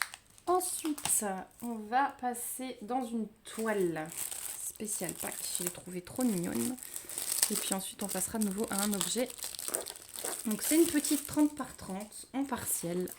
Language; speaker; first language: French; native; French